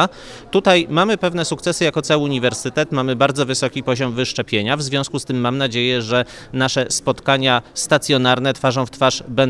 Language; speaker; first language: Polish; native; Polish